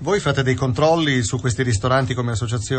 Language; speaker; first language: Italian; native; Italian